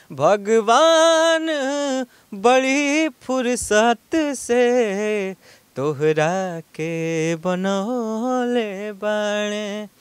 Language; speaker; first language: Hindi; non-native, local second language; Bhojpuri